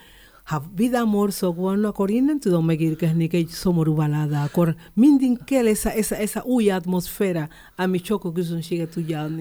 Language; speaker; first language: Hungarian; non-native, learner; Spanish